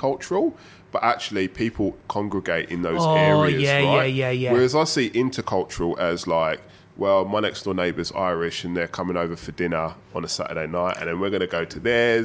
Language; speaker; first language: English; native; English